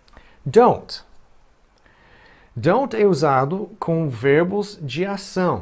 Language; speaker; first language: Portuguese; non-native, fluent; English